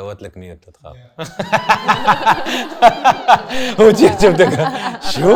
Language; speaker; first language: Arabic; native; Arabic